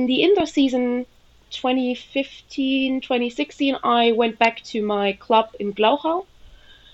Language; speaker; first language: English; non-native, fluent; German